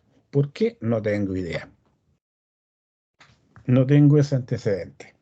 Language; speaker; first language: Spanish; native; Spanish